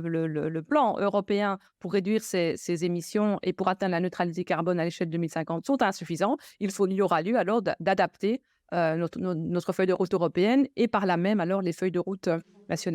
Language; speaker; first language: French; native; French